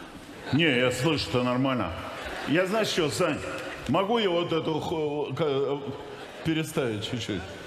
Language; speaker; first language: Russian; native; Russian